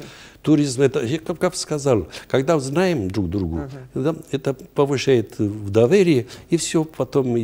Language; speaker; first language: Russian; non-native, fluent; Romanian